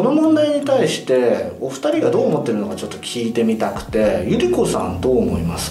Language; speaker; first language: Japanese; native; Japanese